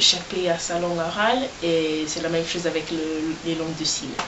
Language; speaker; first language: French; early bilingual, heritage; Yoruba